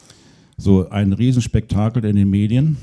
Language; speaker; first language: German; native; German